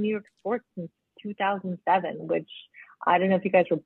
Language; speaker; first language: English; early bilingual, other home language; Spanish